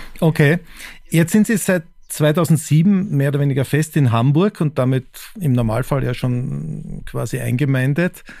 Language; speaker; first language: German; native; German